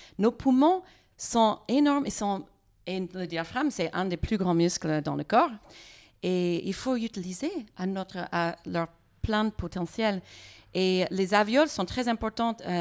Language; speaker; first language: French; non-native, fluent; English